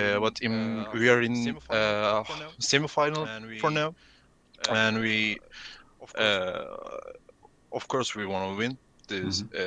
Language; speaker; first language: English; non-native, learner; Turkish